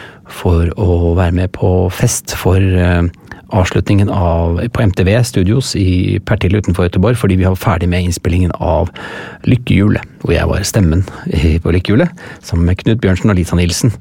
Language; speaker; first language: Norwegian; native; Norwegian